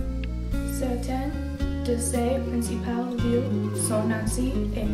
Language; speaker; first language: French; non-native, learner; English